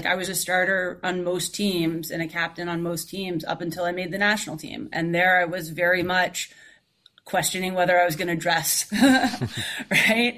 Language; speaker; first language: English; native; English